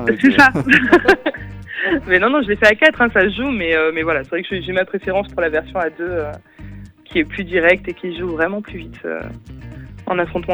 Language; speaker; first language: French; native; French